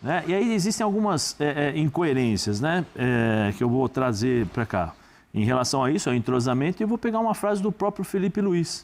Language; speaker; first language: Portuguese; native; Portuguese